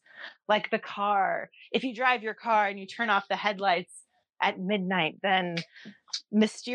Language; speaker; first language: English; native; English